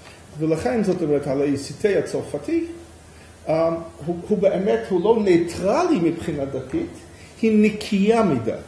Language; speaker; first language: Hebrew; non-native, fluent; English